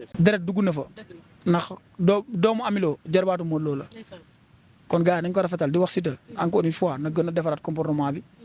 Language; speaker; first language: Wolof; native; Wolof